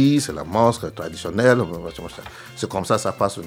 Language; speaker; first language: French; non-native, learner; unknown